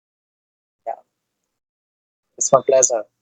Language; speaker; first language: English; non-native, learner; Bangla